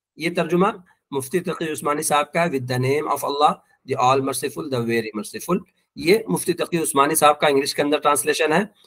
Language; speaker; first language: Urdu; native; Urdu